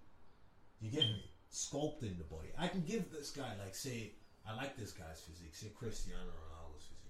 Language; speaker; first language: English; native; English